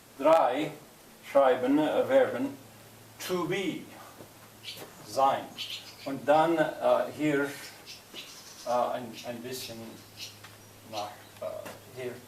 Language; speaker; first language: German; non-native, learner; English